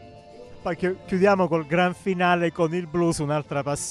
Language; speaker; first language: Italian; native; Italian